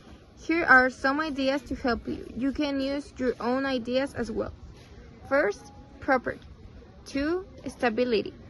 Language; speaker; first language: English; non-native, fluent; Spanish